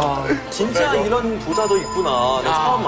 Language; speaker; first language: Korean; non-native, fluent; Chinese